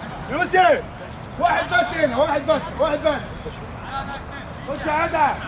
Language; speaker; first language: Arabic; native; Arabic